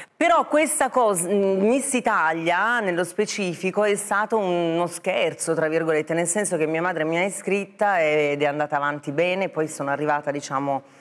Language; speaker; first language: Italian; native; Italian